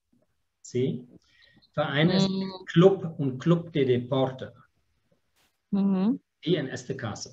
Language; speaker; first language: Spanish; non-native, fluent; German